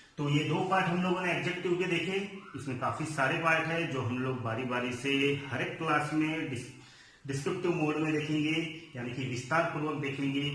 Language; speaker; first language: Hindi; non-native, local second language; Marathi